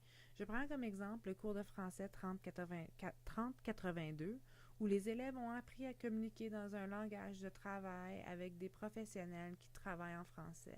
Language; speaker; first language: French; non-native, fluent; English